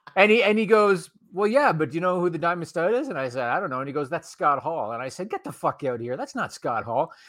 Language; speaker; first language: English; native; English